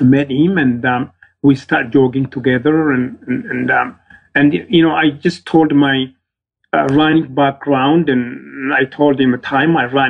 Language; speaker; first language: English; non-native, fluent; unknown